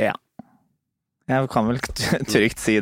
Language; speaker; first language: Norwegian; native; Norwegian